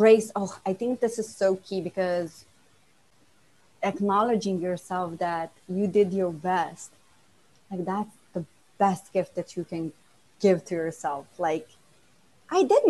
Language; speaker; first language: English; non-native, fluent; Slovenian